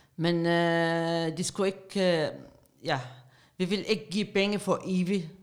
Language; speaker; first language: Danish; non-native, fluent; Arabic